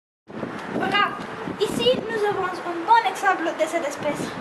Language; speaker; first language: French; non-native, learner; Spanish